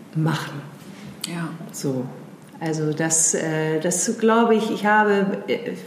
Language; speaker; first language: German; early bilingual, heritage; German